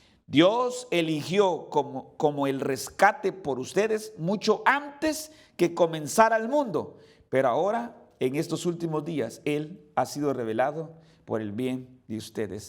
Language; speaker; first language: Spanish; native; Spanish